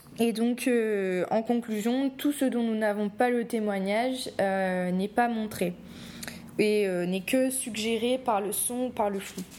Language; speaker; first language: French; native; French